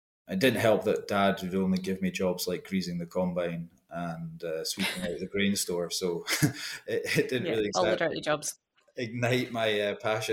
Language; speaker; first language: English; native; English